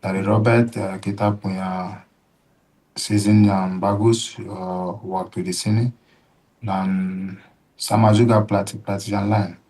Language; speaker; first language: Indonesian; non-native, fluent; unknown